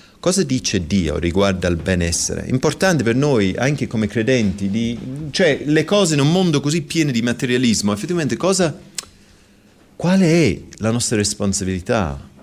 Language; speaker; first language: Italian; non-native, fluent; English